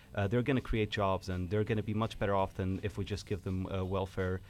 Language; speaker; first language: English; non-native, fluent; Portuguese